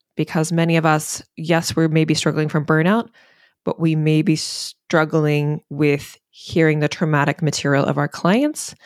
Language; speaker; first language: English; native; English